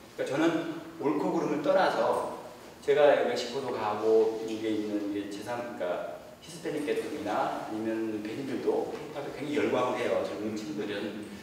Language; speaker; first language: Korean; native; Korean